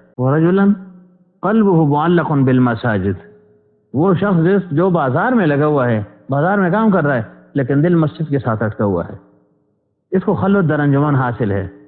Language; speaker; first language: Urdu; non-native, local second language; Pashto